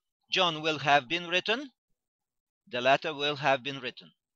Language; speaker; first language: English; non-native, fluent; Polish